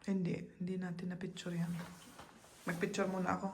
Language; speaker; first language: Filipino; non-native, fluent; German